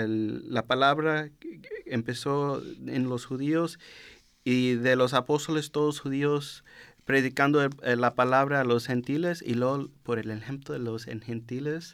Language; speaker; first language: Spanish; non-native, learner; English